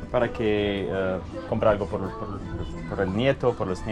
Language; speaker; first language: Spanish; non-native, fluent; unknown